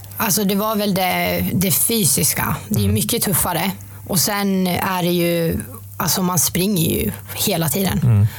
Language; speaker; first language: Swedish; native; Swedish